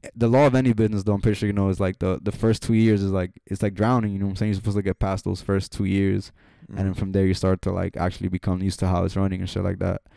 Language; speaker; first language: English; native; English